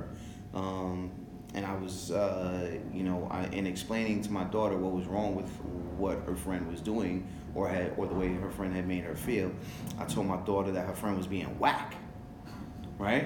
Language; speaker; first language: English; early bilingual, other home language; French